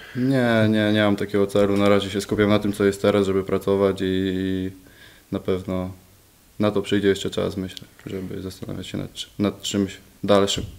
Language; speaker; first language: Polish; native; Polish